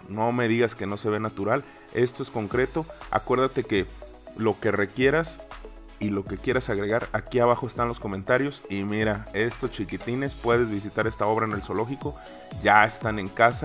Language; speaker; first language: Spanish; native; Spanish